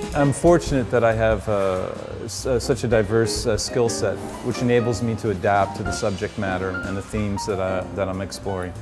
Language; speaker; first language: English; native; English